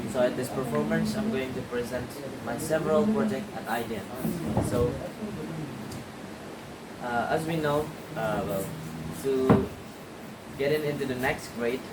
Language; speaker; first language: English; non-native, learner; Indonesian